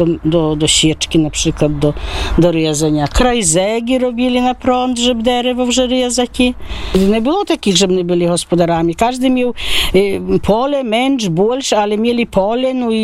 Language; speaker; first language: Polish; non-native, local second language; Ukrainian